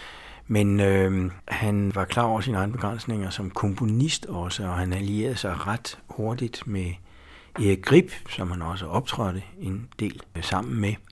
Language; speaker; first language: Danish; native; Danish